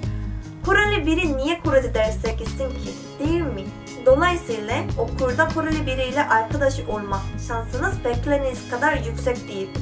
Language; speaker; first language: Turkish; non-native, fluent; Korean